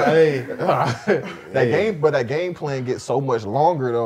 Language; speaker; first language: English; native; English